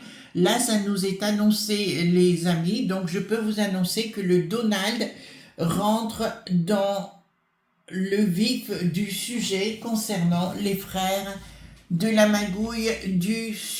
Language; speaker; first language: French; native; French